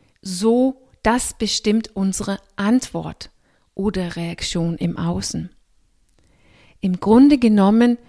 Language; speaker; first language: German; non-native, fluent; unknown